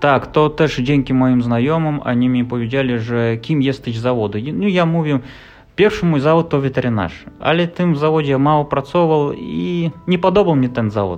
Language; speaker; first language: Polish; non-native, learner; Russian